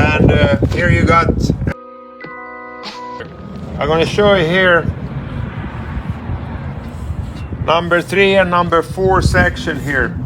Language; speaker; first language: English; non-native, fluent; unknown